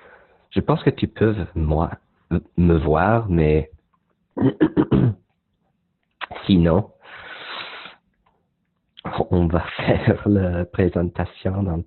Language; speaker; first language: French; non-native, learner; English